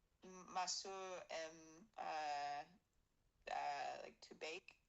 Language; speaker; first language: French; non-native, learner; English